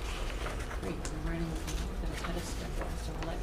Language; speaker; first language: English; native; English